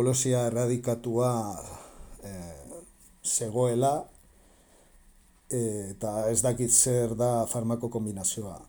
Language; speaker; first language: Basque; non-native, learner; Spanish